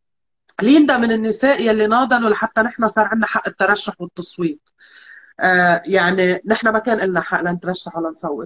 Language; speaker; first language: Arabic; native; Arabic